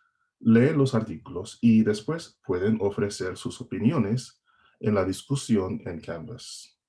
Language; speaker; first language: Spanish; non-native, fluent; English